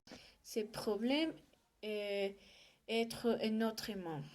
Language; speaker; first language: French; non-native, learner; Spanish